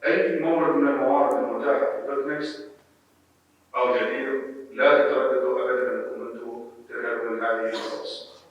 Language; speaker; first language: Arabic; native; Arabic